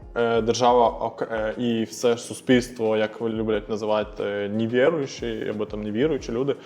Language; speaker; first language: Ukrainian; non-native, local second language; Russian